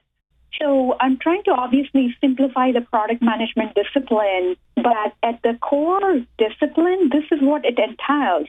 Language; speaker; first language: English; non-native, local second language; Telugu